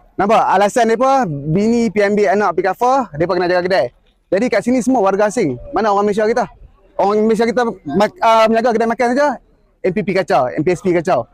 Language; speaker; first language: Malay; native; Malay